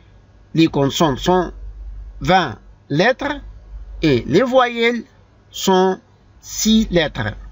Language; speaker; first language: French; non-native, fluent; Arabic